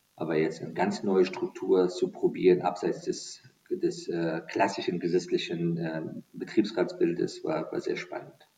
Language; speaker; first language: German; non-native, fluent; Persian